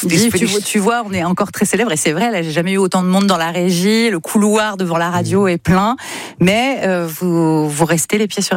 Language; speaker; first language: French; native; French